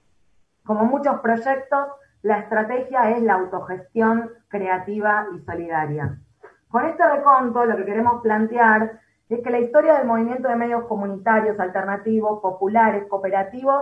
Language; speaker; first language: Spanish; native; Spanish